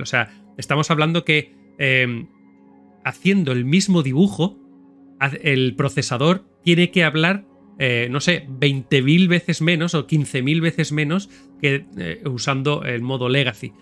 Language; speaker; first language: Spanish; native; Spanish